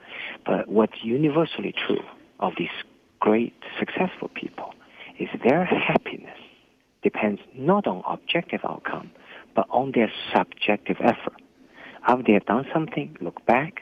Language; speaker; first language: English; non-native, fluent; Chinese